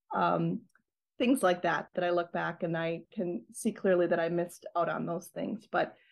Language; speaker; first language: English; native; English